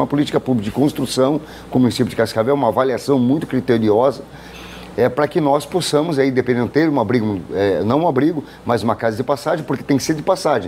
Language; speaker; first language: Portuguese; native; Portuguese